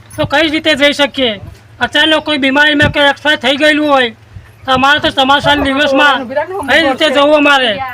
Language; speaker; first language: Gujarati; native; Gujarati